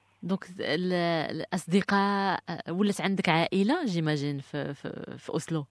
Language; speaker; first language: Arabic; native; Arabic